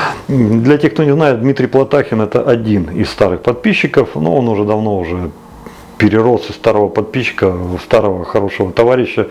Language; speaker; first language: Russian; native; Russian